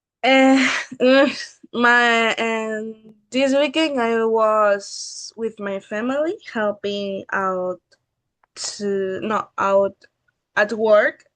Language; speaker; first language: English; non-native, learner; Spanish